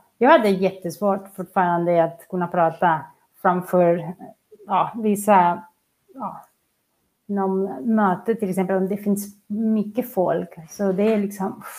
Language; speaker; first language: Swedish; non-native, fluent; Catalan